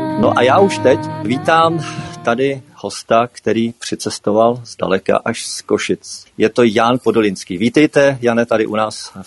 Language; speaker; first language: Czech; native; Czech